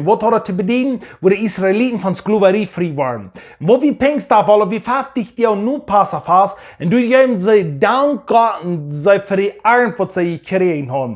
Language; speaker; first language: German; non-native, learner; English